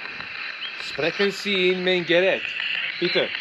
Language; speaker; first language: German; non-native, learner; English